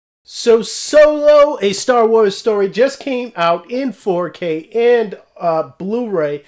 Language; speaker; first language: English; native; English